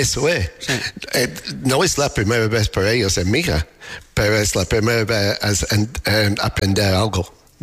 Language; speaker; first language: Spanish; non-native, learner; English